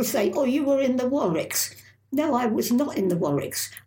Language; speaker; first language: English; native; English